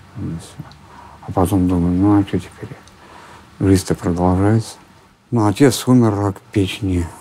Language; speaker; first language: Russian; native; Russian